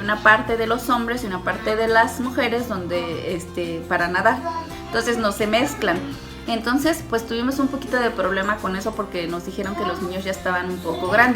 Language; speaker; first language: Spanish; native; Spanish